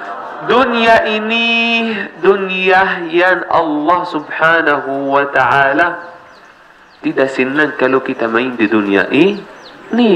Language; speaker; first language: Indonesian; non-native, learner; Arabic